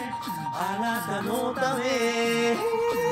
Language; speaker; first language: Japanese; native; Japanese